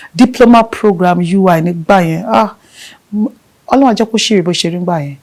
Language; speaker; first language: Yoruba; native; Yoruba